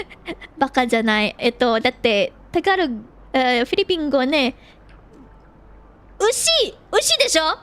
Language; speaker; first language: Japanese; non-native, learner; Filipino